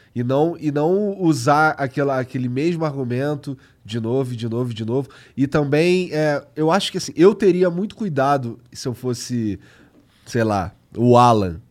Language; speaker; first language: Portuguese; native; Portuguese